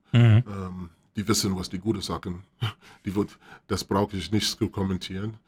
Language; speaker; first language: German; non-native, fluent; English